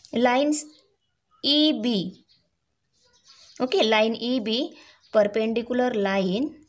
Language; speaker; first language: Hindi; non-native, local second language; Marathi